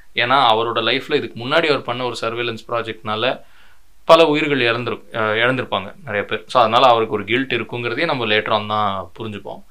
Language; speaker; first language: Tamil; native; Tamil